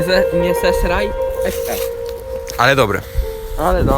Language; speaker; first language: Polish; native; Polish